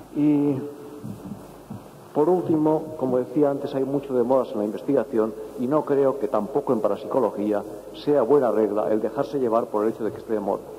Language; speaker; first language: Spanish; native; Spanish